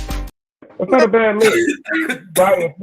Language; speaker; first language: English; native; English